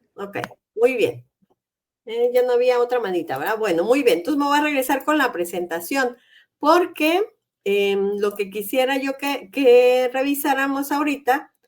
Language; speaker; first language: Spanish; native; Spanish